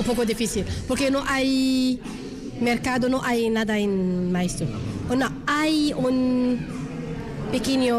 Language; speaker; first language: Spanish; non-native, learner; Arabic